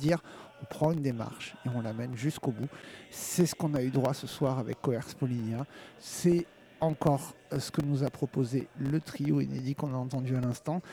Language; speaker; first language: French; native; French